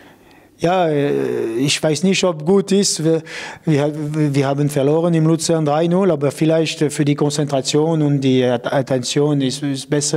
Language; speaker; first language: German; non-native, local second language; French